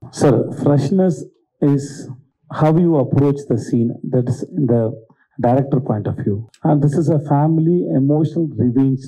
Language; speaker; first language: Telugu; native; Telugu